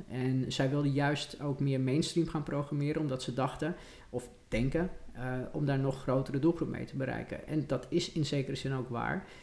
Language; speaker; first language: Dutch; native; Dutch